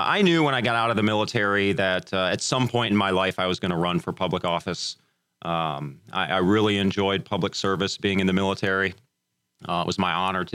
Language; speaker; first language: English; native; English